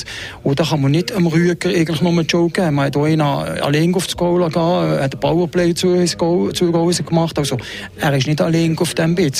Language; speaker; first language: German; native; German